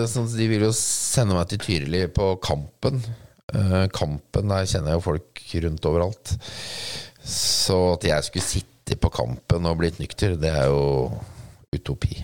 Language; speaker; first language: Norwegian; native; Norwegian